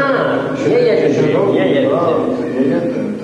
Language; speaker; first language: Polish; non-native, local second language; Yiddish